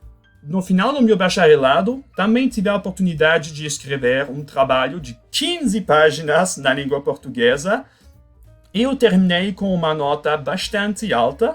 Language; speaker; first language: Portuguese; non-native, fluent; French